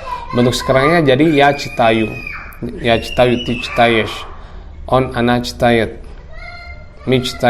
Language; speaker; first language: Russian; non-native, learner; Javanese